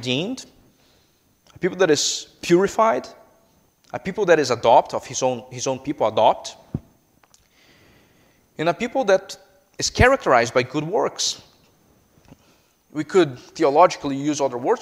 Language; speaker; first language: English; non-native, fluent; Portuguese